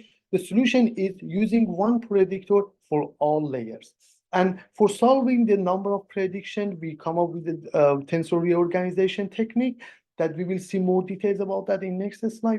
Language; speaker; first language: English; non-native, fluent; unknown